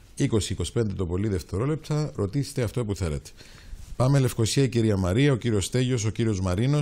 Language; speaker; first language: Greek; native; Greek